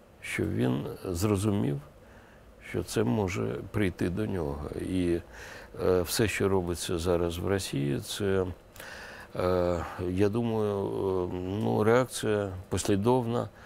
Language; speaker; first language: Ukrainian; non-native, local second language; Russian